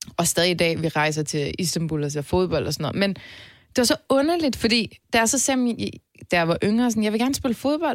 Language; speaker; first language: Danish; early bilingual, other home language; Turkish